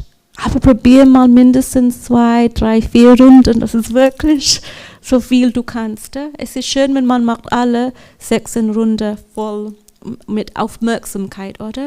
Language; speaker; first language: German; non-native, learner; English